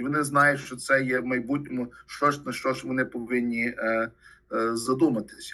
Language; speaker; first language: Ukrainian; early bilingual, heritage; Ukrainian